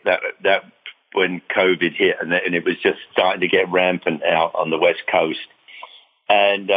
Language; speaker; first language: English; native; English